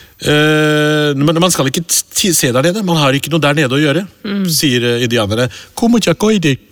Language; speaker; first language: Norwegian; early bilingual, other home language; Urdu